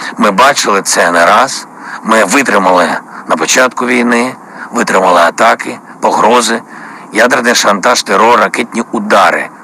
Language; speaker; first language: Ukrainian; non-native, local second language; Russian